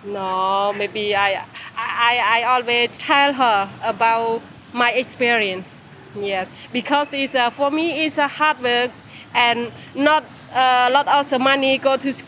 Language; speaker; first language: English; non-native, learner; Khmer